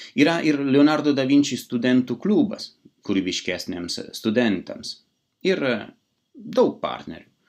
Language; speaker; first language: Lithuanian; non-native, fluent; Italian